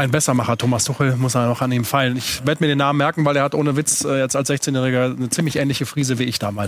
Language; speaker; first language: German; native; German